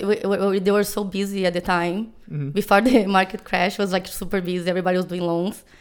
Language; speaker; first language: English; non-native, fluent; Portuguese